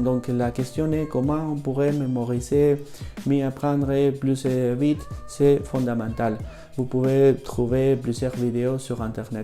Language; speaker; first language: French; non-native, fluent; Spanish